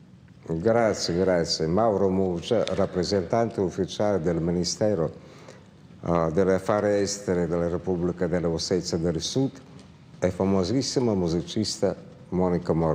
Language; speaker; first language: Italian; non-native, fluent; Russian